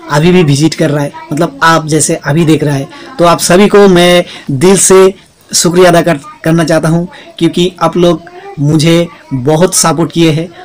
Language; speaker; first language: Hindi; native; Hindi